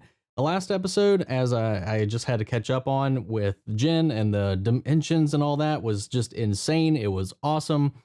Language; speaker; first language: English; native; English